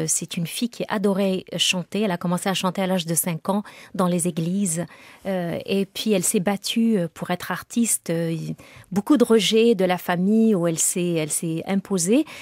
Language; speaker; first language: French; non-native, local second language; Arabic